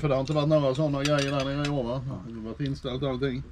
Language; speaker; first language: Swedish; native; Swedish